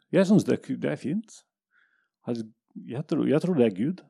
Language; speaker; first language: Norwegian; non-native, fluent; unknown